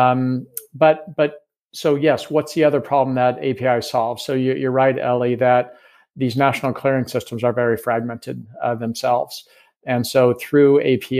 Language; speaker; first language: English; native; English